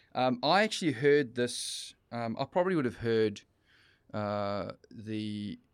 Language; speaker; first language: English; native; English